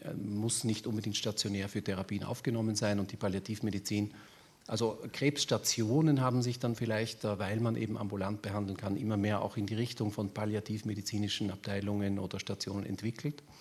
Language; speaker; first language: German; native; German